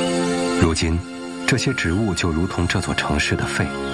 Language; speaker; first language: Chinese; native; Chinese